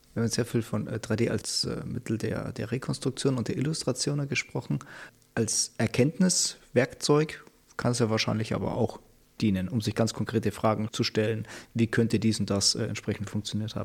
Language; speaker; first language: German; native; German